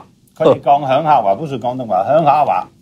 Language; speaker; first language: Chinese; non-native, fluent; English